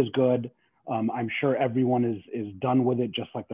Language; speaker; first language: English; native; English